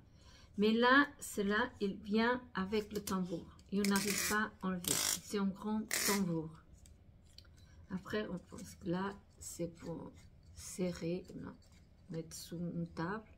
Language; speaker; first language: French; non-native, fluent; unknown